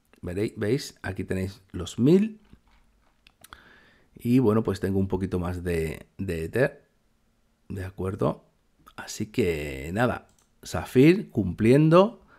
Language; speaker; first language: Spanish; native; Spanish